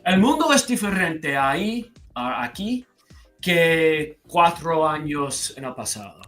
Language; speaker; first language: Spanish; non-native, learner; English